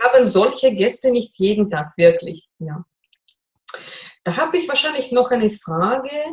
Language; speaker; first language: German; non-native, fluent; Russian